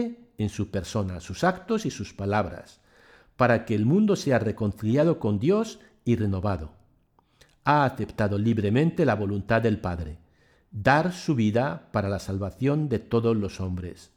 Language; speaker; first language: Spanish; native; Spanish